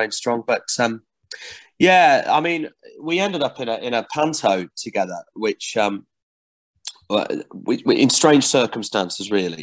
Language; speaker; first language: English; native; English